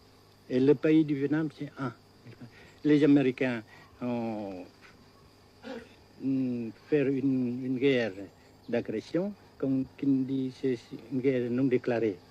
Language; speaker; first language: French; non-native, local second language; Vietnamese